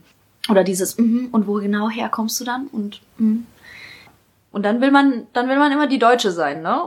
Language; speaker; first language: German; early bilingual, other home language; Polish